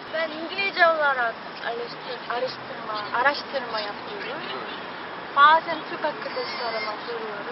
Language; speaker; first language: Turkish; non-native, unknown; Korean